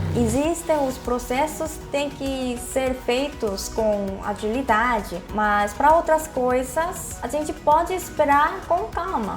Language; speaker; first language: Portuguese; non-native, fluent; Korean